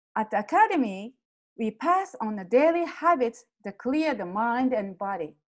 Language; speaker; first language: English; non-native, fluent; Japanese